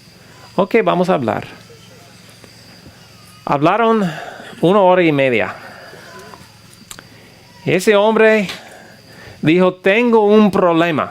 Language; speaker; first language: Spanish; non-native, fluent; English